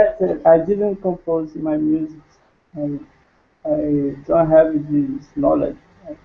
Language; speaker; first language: English; non-native, learner; Portuguese